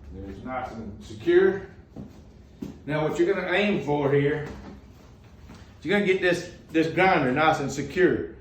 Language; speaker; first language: English; native; English